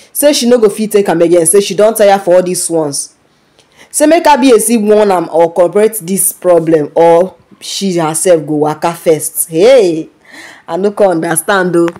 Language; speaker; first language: Nigerian Pidgin; non-native, local second language; Yoruba